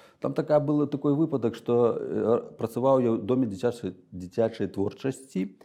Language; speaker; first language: Belarusian; native; Belarusian